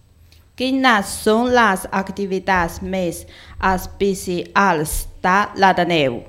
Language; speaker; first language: Catalan; non-native, learner; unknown